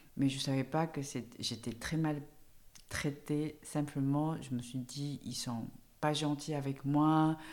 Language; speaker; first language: French; non-native, fluent; Chinese